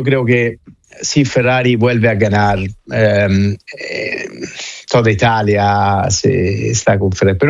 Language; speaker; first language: Spanish; non-native, fluent; Italian